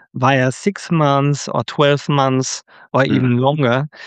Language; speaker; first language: English; non-native, fluent; German